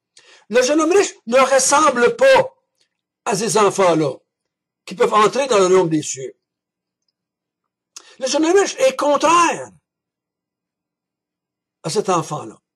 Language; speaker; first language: French; native; French